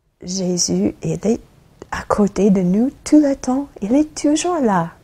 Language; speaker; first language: French; non-native, fluent; English